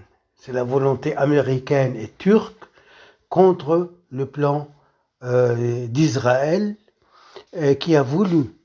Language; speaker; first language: French; non-native, local second language; Arabic